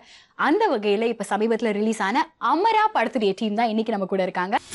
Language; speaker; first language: Tamil; native; Tamil